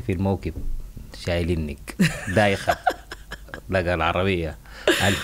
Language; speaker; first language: Arabic; native; Arabic